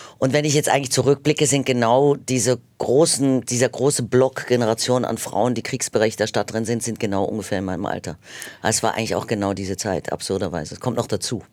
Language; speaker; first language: German; native; German